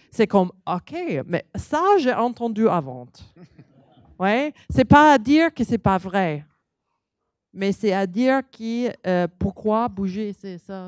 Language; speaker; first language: French; non-native, learner; English